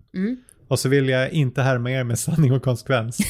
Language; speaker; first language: Swedish; early bilingual, other home language; Persian